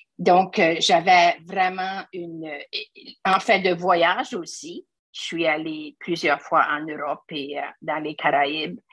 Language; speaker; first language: French; native; French